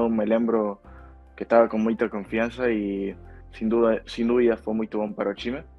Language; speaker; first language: Portuguese; non-native, fluent; Spanish